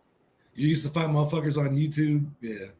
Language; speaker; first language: English; native; English